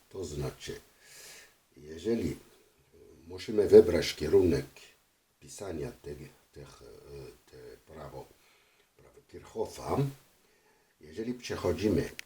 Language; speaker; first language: Polish; non-native, fluent; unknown